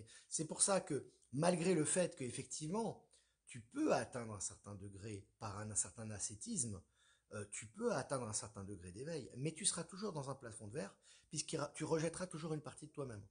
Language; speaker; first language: French; native; French